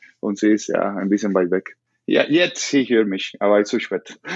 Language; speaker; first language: German; non-native, learner; Spanish